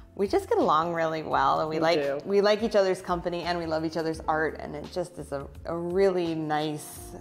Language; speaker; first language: English; native; English